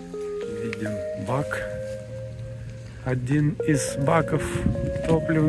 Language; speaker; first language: Russian; native; Russian